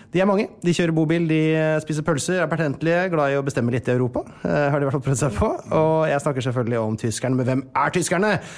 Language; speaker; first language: Norwegian; native; Norwegian